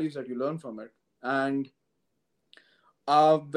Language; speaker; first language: English; non-native, local second language; Hindi